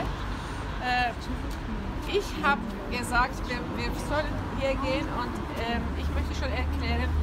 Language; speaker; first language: German; non-native, fluent; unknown